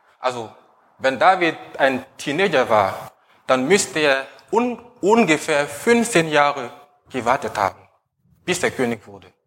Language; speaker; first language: German; non-native, fluent; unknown